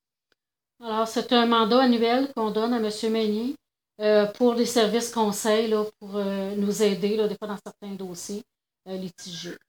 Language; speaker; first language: French; native; French